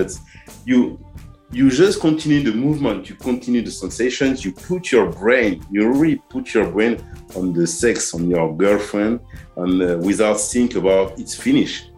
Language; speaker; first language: English; non-native, learner; French